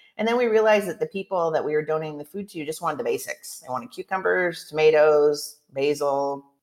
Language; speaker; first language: English; native; English